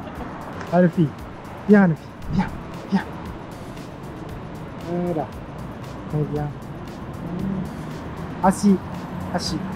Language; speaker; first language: French; non-native, fluent; Japanese